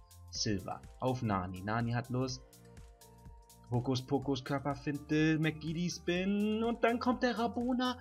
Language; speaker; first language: German; native; German